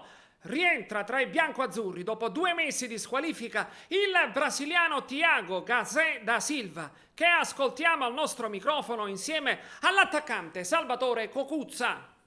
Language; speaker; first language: Italian; native; Italian